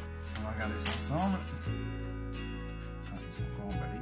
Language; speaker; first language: French; native; French